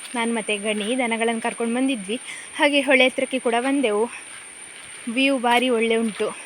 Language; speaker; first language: Kannada; native; Kannada